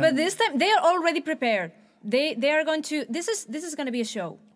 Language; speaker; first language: English; non-native, fluent; Spanish